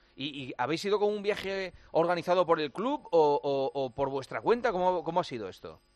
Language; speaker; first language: Spanish; native; Spanish